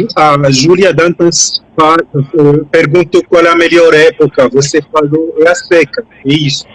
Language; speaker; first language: Portuguese; non-native, fluent; French